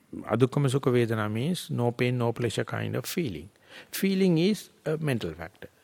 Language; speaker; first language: English; non-native, local second language; Sinhala